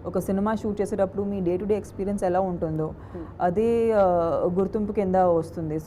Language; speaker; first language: Telugu; non-native, fluent; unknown